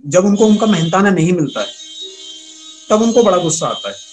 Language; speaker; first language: Hindi; native; Hindi